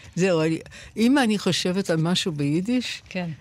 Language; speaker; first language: Hebrew; non-native, fluent; English